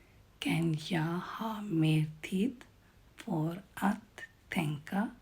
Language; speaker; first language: Swedish; non-native, fluent; Urdu